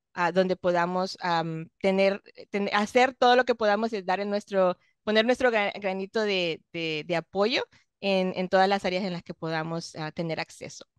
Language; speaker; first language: English; non-native, fluent; Spanish